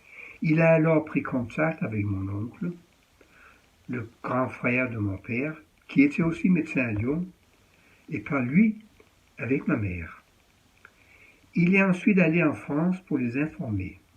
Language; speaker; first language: French; early bilingual, heritage; French